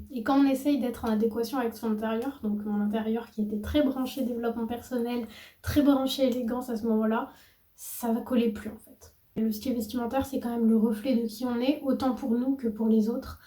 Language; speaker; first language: French; native; French